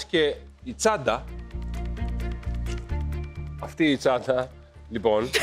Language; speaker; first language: Greek; native; Greek